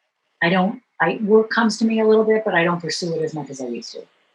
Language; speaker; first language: English; native; English